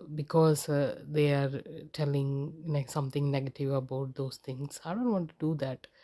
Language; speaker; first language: English; non-native, local second language; Tamil